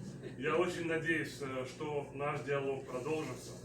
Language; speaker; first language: Russian; non-native, fluent; Belarusian